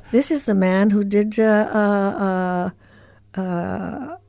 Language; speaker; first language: English; early bilingual, other home language; Spanish